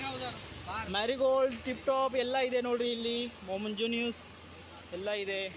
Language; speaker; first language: Kannada; early bilingual, heritage; Kannada